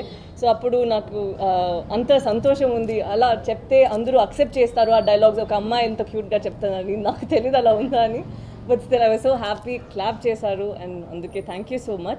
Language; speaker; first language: Telugu; non-native, local second language; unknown